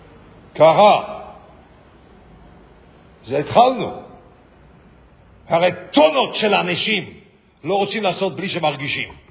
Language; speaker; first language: Hebrew; non-native, fluent; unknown